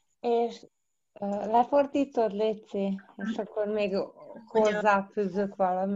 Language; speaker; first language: Hungarian; early bilingual, heritage; Croatian